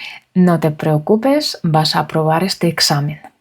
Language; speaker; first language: Spanish; non-native, fluent; Russian